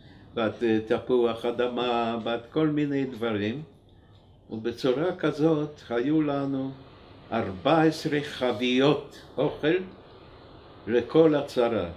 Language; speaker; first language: Hebrew; non-native, fluent; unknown